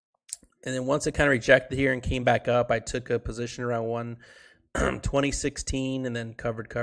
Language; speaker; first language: English; native; English